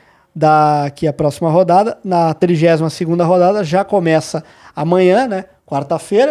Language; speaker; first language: Portuguese; native; Portuguese